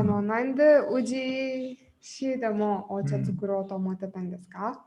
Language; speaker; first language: Japanese; non-native, fluent; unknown